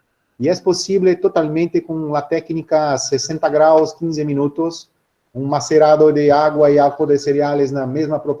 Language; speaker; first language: Spanish; non-native, learner; Portuguese